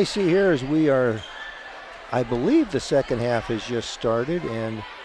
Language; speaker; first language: English; native; English